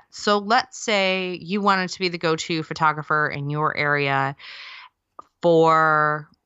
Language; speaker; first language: English; native; English